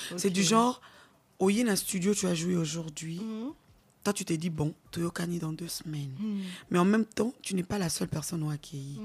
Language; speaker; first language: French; non-native, local second language; Lingala